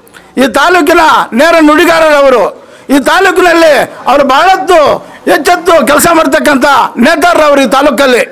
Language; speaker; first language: Kannada; native; Kannada